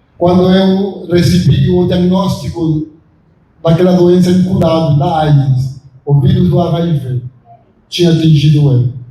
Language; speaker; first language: Portuguese; non-native, fluent; Spanish